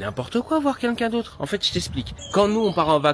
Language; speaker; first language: French; native; French